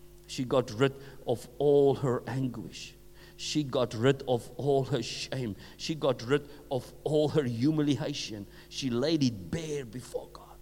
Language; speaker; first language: English; non-native, local second language; Afrikaans